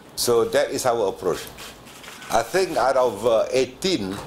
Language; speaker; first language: English; non-native, local second language; Malay